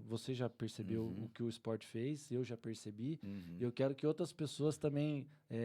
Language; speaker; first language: Portuguese; native; Portuguese